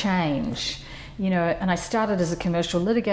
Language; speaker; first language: English; native; English